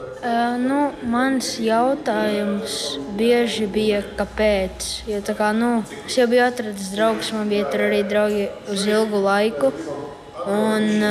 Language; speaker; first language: Latvian; early bilingual, heritage; Latvian